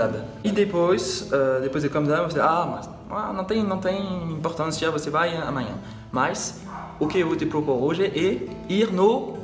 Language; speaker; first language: Portuguese; non-native, fluent; French